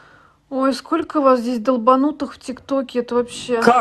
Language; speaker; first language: Russian; native; Russian